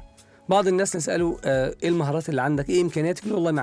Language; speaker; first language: Arabic; native; Arabic